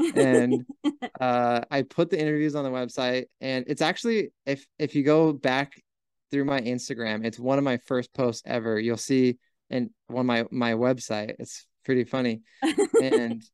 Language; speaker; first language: English; native; English